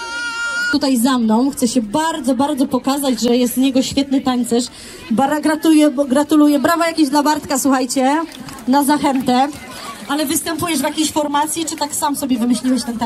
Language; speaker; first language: Polish; native; Polish